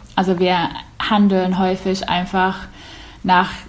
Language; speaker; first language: German; non-native, fluent; English